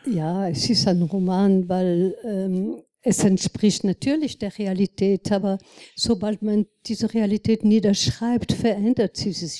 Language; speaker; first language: German; non-native, fluent; French